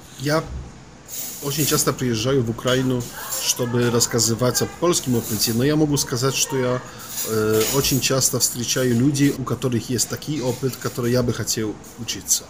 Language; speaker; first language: Russian; non-native, learner; Polish